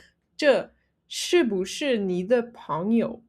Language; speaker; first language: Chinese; non-native, fluent; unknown